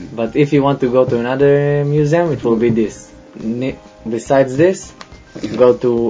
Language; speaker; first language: English; non-native, fluent; Hebrew